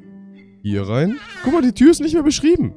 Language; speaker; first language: German; native; German